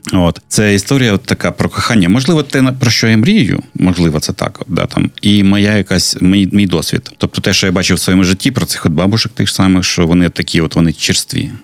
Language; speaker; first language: Ukrainian; non-native, local second language; Russian